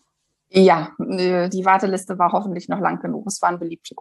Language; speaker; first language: German; native; German